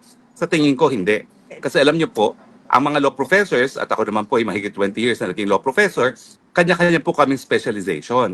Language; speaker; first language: Filipino; native; Filipino